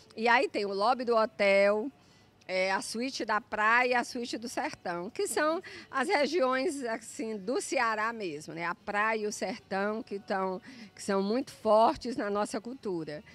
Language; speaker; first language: Portuguese; native; Portuguese